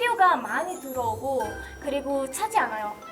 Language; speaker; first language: Korean; early bilingual, other home language; Italian